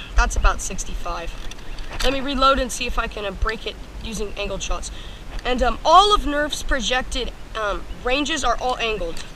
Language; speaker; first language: English; native; English